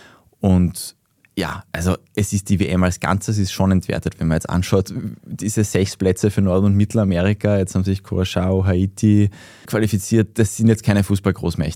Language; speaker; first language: German; native; German